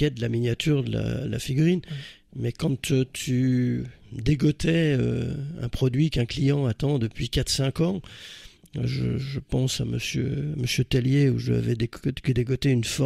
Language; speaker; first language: French; native; French